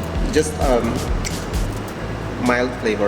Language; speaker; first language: English; non-native, local second language; Filipino